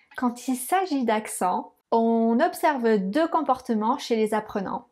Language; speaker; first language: French; non-native, fluent; English